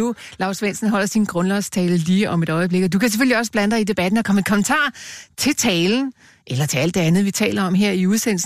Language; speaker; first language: Danish; native; Danish